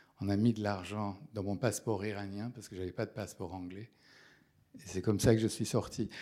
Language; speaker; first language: French; non-native, fluent; Persian